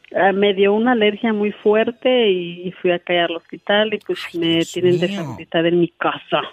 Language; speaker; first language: Spanish; native; Spanish